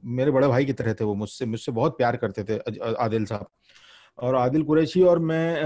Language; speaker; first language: Hindi; native; Hindi